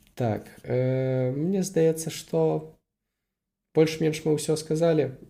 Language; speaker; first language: Belarusian; non-native, local second language; Russian